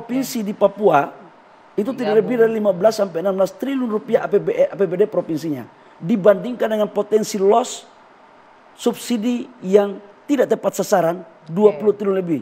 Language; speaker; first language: Indonesian; native; Indonesian